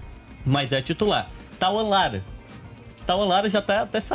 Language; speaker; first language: Portuguese; native; Portuguese